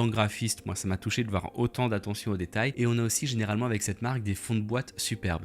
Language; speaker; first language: French; native; French